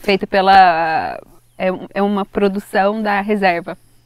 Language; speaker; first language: Portuguese; native; Portuguese